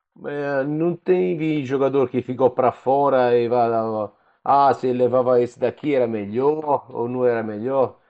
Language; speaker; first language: Portuguese; non-native, fluent; Italian